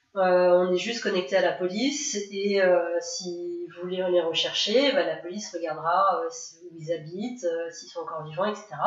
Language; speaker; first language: French; native; French